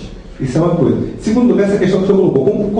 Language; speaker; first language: Portuguese; native; Portuguese